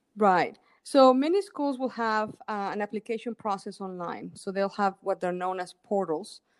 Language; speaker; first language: English; non-native, fluent; Spanish